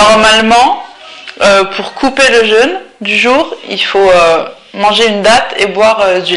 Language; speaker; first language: French; early bilingual, other home language; Arabic